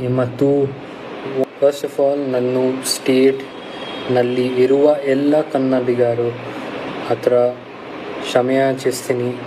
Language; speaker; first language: Kannada; non-native, local second language; Hindi